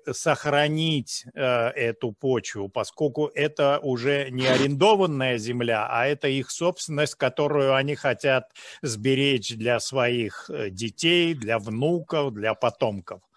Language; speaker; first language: Russian; native; Russian